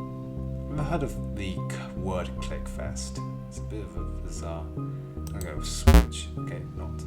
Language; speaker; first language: English; native; English